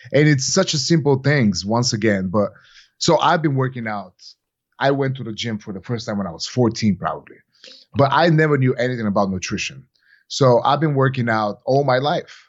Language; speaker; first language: English; non-native, fluent; Bulgarian